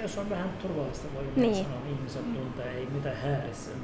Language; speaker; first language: Finnish; non-native, learner; Turkish